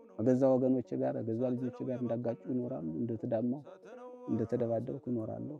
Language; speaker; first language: Amharic; native; Amharic